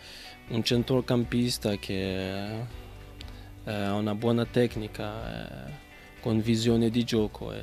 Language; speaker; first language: Italian; non-native, fluent; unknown